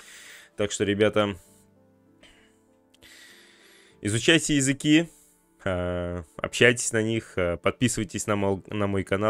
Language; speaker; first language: Russian; native; Russian